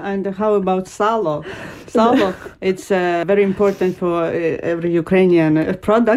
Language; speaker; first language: English; non-native, learner; Ukrainian